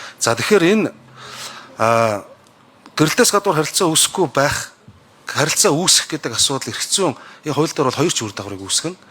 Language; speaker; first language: Mongolian; native; Mongolian